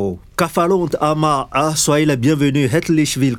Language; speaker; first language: German; non-native, fluent; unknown